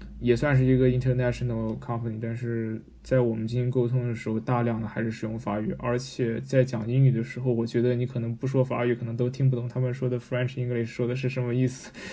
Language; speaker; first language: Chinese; native; Chinese